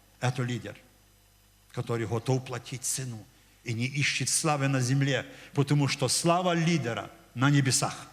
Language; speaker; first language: Russian; non-native, local second language; Ukrainian